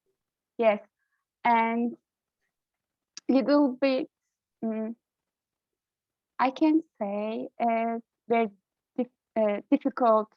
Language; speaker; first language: English; non-native, learner; Turkish